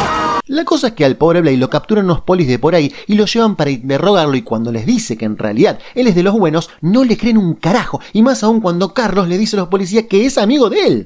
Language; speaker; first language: Spanish; native; Spanish